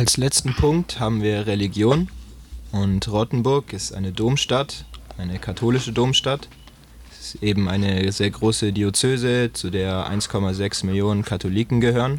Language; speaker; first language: German; native; German